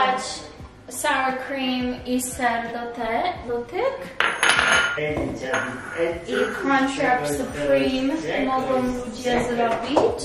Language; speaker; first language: Polish; early bilingual, heritage; English